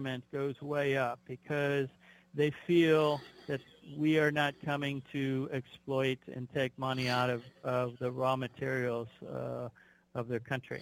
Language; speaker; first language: English; native; English